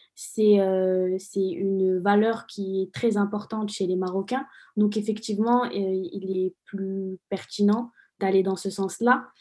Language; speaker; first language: French; non-native, local second language; Arabic